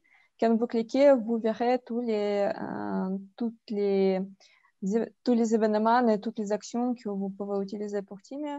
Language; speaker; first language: French; non-native, fluent; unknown